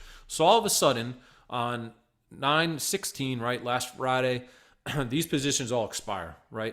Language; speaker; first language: English; native; English